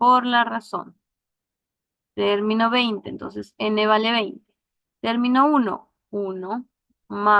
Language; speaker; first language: Spanish; native; Spanish